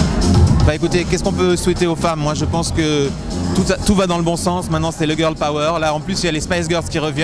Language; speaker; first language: French; native; French